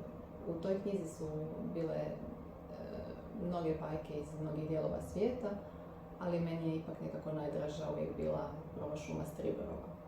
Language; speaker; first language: Croatian; native; Croatian